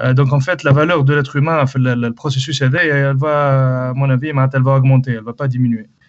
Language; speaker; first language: French; non-native, local second language; Arabic